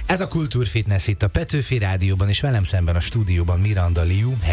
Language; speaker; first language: Hungarian; native; Hungarian